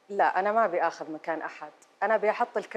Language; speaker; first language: Arabic; native; Arabic